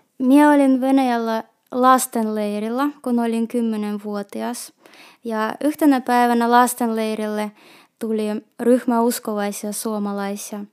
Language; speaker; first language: Finnish; non-native, fluent; Russian